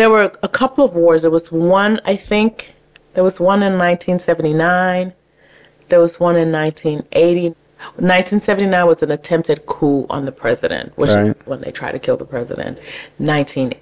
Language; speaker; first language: English; native; English